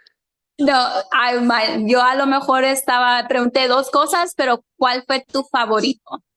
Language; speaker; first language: Spanish; early bilingual, heritage; Spanish